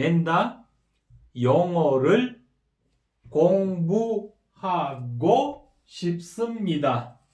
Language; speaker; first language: Korean; non-native, fluent; Kyrgyz